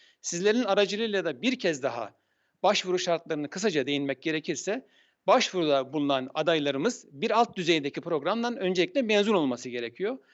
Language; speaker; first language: Turkish; native; Turkish